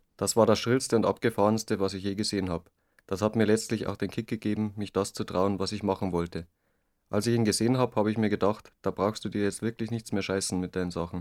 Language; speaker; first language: German; native; German